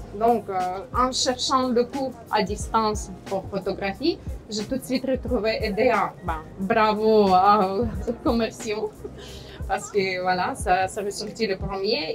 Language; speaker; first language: French; non-native, fluent; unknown